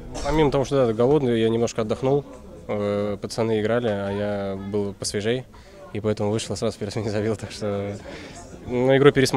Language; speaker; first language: Russian; native; Russian